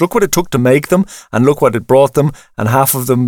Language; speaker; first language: English; native; English